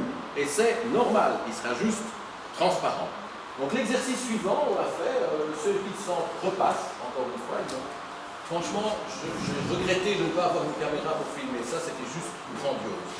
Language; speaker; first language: French; native; French